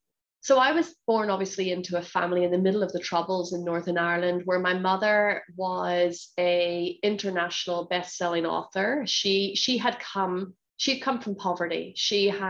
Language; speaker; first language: English; native; English